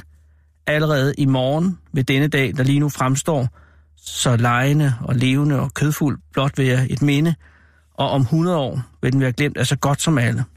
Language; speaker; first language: Danish; native; Danish